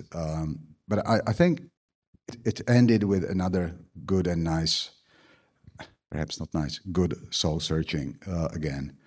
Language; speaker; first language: English; non-native, fluent; Slovak